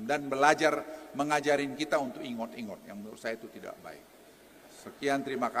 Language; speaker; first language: Indonesian; native; Indonesian